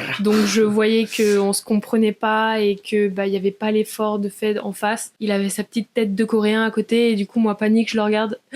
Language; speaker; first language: French; native; French